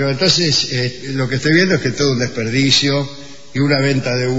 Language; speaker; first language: Spanish; native; Spanish